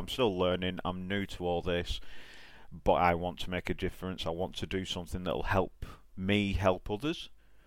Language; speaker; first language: English; native; English